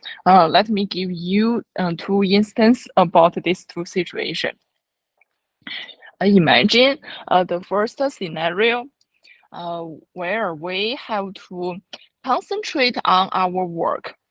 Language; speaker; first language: English; non-native, fluent; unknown